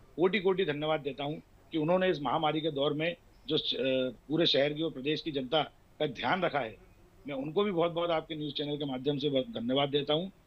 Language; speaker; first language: Hindi; native; Hindi